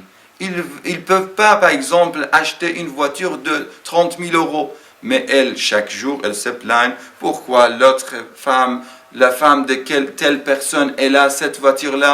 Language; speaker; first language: French; non-native, fluent; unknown